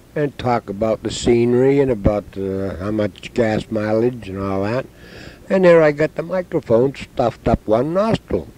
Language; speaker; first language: English; native; English